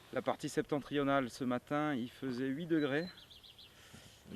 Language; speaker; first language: French; native; French